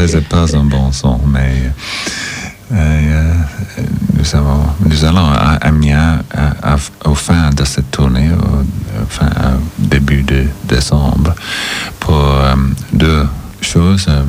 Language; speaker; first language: French; non-native, learner; English